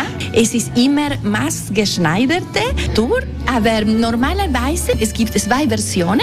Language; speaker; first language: German; non-native, learner; Italian